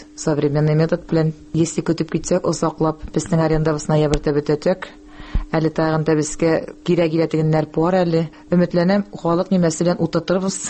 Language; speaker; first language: Tatar; native; Tatar